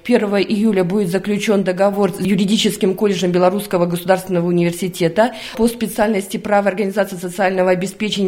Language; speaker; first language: Russian; native; Russian